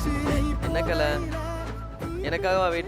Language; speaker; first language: Tamil; native; Tamil